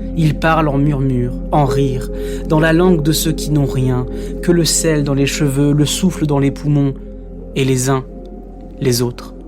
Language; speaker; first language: French; native; French